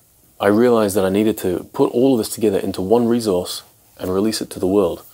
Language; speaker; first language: English; native; English